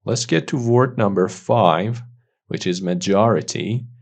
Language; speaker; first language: English; non-native, fluent; Persian